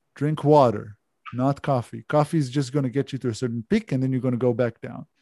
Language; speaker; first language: English; non-native, fluent; Hebrew